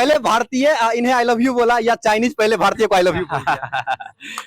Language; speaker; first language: Hindi; native; Hindi